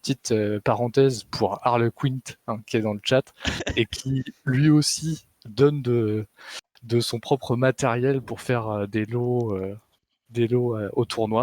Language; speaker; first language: French; native; French